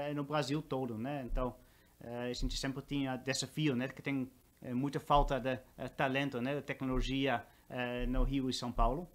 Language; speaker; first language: Portuguese; non-native, fluent; Dutch